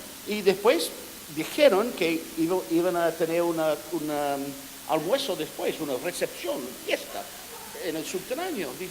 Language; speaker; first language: Spanish; non-native, fluent; English